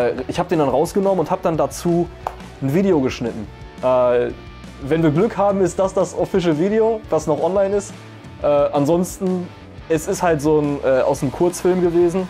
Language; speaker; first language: German; native; German